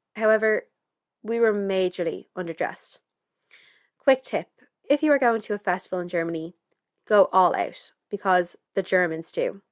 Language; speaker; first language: English; native; English